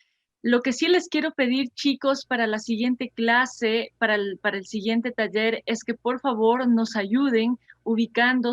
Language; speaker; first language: Spanish; native; Spanish